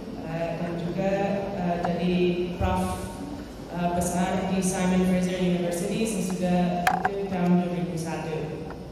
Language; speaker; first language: Indonesian; non-native, fluent; English